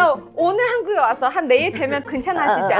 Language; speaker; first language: Korean; non-native, fluent; Chinese